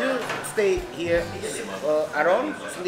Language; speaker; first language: English; non-native, learner; Indonesian